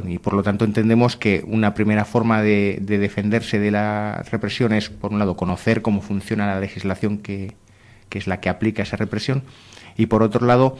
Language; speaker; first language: Spanish; native; Spanish